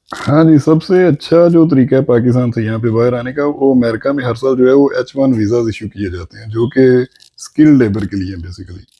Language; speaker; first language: Urdu; non-native, local second language; Punjabi